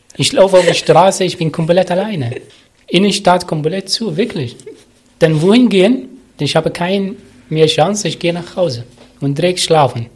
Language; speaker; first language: German; non-native, learner; Arabic